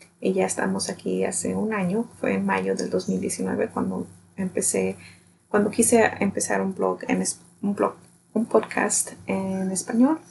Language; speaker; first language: Spanish; early bilingual, heritage; Spanish